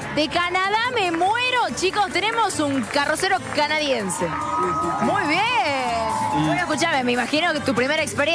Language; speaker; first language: Spanish; native; Spanish